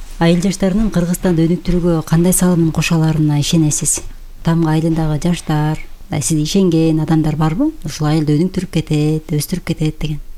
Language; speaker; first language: Kyrgyz; native; Kyrgyz